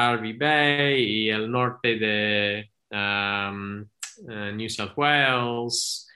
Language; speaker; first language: Spanish; non-native, learner; English